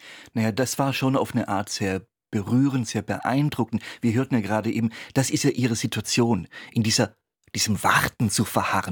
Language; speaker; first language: German; native; German